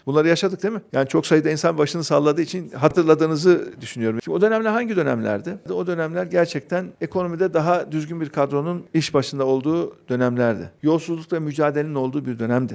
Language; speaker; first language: Turkish; native; Turkish